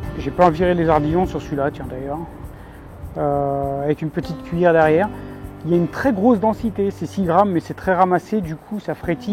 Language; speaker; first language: French; native; French